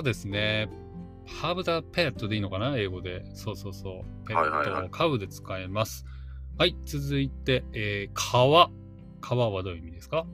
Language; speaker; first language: Japanese; native; Japanese